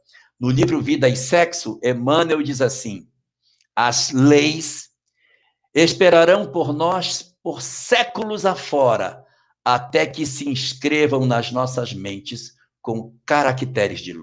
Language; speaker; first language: Portuguese; native; Portuguese